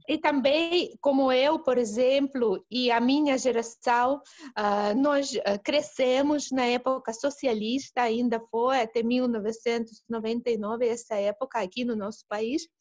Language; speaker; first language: Portuguese; non-native, fluent; Russian